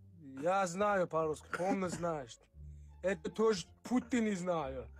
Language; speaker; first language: Russian; non-native, learner; Uzbek